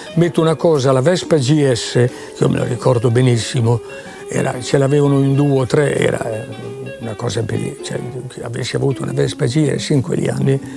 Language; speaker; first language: Italian; native; Italian